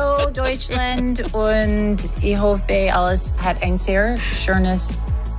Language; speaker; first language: German; non-native, learner; English